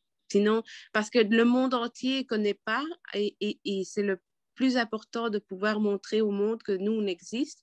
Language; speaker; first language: French; non-native, fluent; Quechua